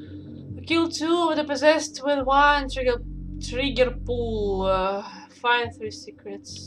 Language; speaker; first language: English; non-native, learner; Russian